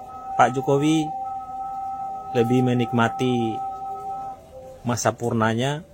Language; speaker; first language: Indonesian; native; Indonesian